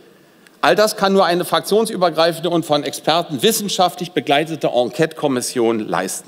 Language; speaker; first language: German; native; German